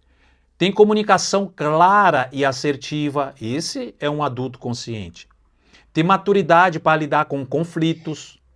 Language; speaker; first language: Portuguese; native; Portuguese